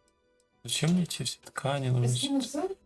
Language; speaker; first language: Russian; native; Russian